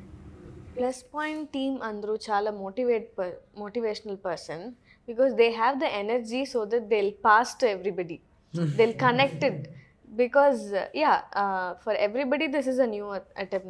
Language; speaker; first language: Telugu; non-native, learner; Tamil